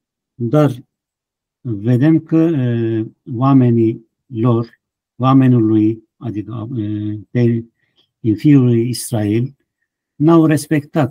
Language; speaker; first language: Romanian; non-native, fluent; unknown